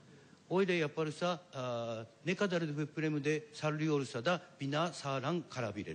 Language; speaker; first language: Turkish; non-native, learner; Japanese